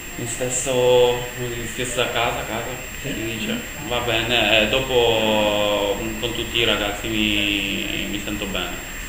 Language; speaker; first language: Italian; non-native, learner; Polish